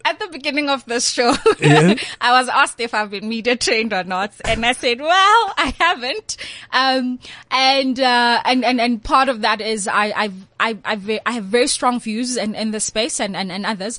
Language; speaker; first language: English; non-native, local second language; Swati